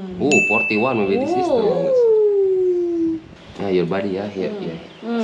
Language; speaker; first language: English; non-native, learner; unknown